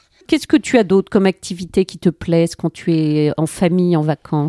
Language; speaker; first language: French; native; French